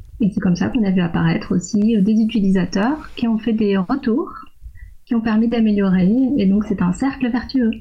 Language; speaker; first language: French; non-native, fluent; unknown